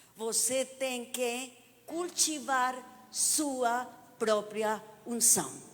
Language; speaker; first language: Portuguese; non-native, fluent; Spanish